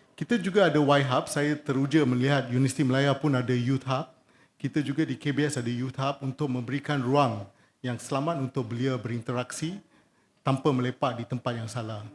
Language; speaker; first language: Malay; non-native, local second language; Tamil